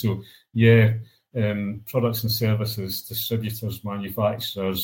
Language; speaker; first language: English; native; English